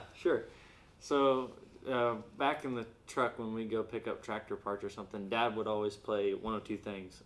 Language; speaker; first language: English; native; English